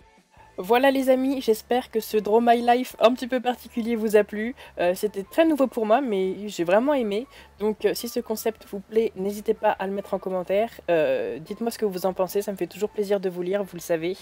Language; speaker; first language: French; native; French